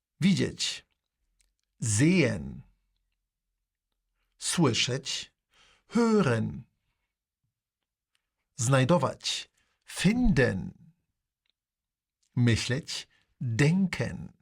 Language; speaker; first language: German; non-native, fluent; Polish